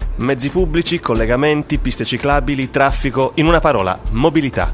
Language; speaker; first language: Italian; native; Italian